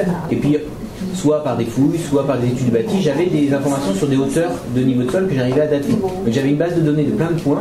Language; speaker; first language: French; native; French